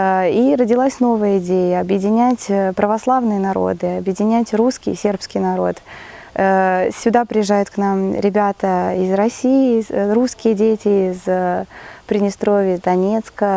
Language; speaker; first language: Russian; non-native, fluent; Serbian